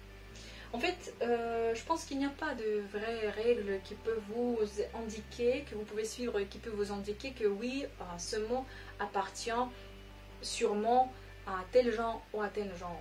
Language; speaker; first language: French; non-native, fluent; Russian